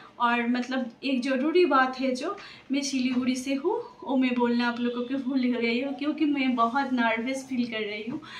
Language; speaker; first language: Hindi; non-native, local second language; Bangla